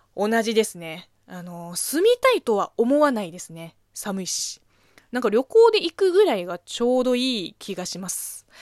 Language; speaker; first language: Japanese; non-native, fluent; Chinese